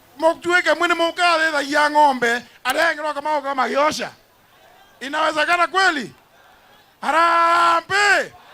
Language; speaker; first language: Swahili; non-native, local second language; Embu